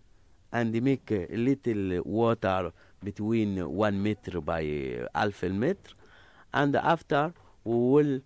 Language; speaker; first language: English; non-native, learner; Arabic